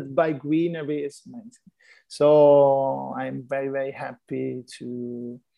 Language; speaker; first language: English; non-native, fluent; Italian